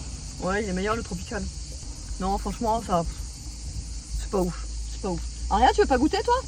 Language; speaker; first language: French; native; French